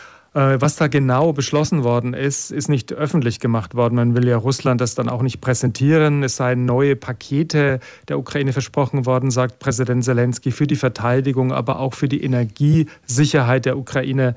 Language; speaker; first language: German; native; German